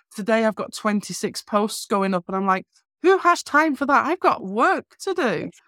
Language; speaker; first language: English; native; English